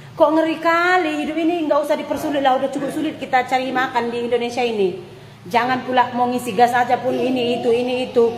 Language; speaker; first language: Indonesian; native; Indonesian